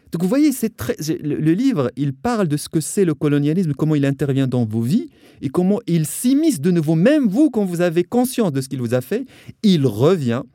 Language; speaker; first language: French; non-native, local second language; Arabic